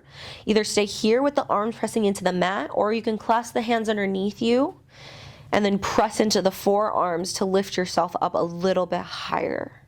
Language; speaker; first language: English; native; English